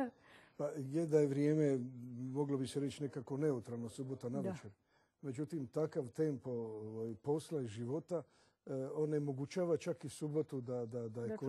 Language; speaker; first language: Croatian; native; Croatian